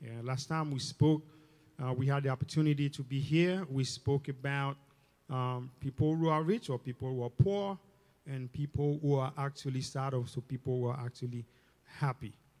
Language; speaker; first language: English; non-native, fluent; Haitian Creole